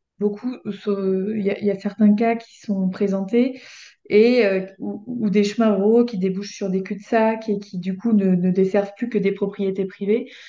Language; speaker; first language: French; native; French